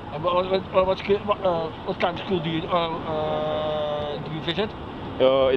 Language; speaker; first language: English; non-native, learner; Dutch